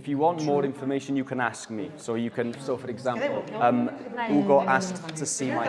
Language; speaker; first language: English; native; English